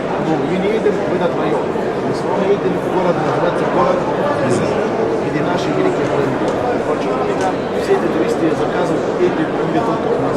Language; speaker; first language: Russian; non-native, fluent; Arabic